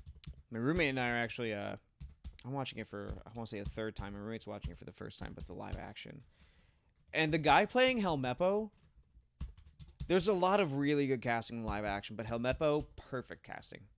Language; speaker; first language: English; native; English